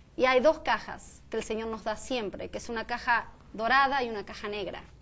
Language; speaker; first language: Spanish; native; Spanish